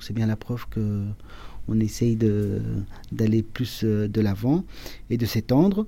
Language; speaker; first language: French; early bilingual, other home language; Spanish